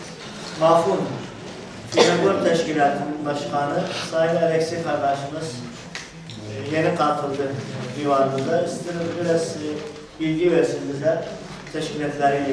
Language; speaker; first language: Turkish; native; Turkish